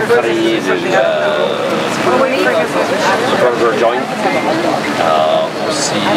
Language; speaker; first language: French; non-native, local second language; English